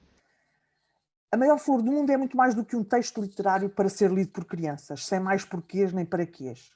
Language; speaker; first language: Portuguese; native; Portuguese